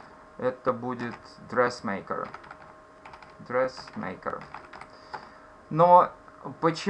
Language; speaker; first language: Russian; native; Russian